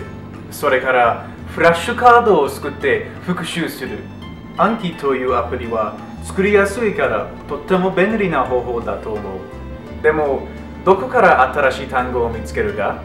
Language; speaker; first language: Japanese; non-native, learner; English